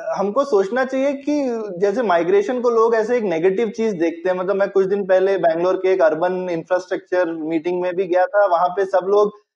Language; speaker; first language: Hindi; native; Hindi